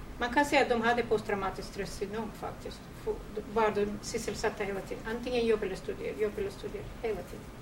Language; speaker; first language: Swedish; non-native, fluent; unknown